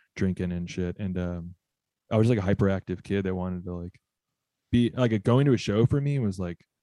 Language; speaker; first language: English; native; English